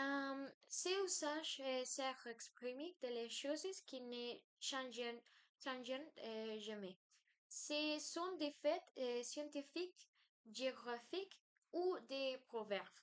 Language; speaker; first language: French; non-native, learner; Spanish